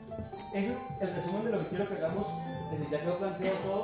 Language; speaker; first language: Spanish; native; Spanish